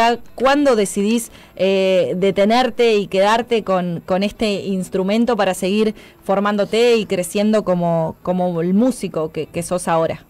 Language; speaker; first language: Spanish; native; Spanish